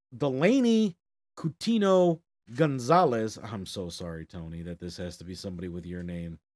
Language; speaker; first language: English; native; English